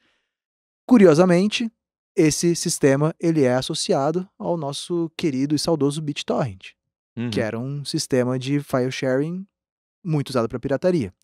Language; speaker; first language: Portuguese; native; Portuguese